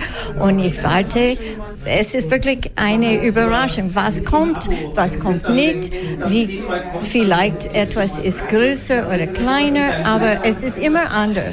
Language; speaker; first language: German; non-native, learner; English